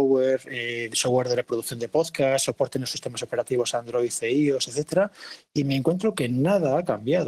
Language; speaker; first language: Spanish; native; Spanish